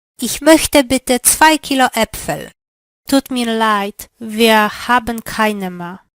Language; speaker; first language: German; non-native, learner; Polish